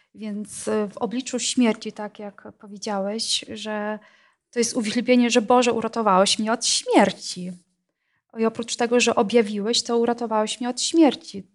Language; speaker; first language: Polish; non-native, fluent; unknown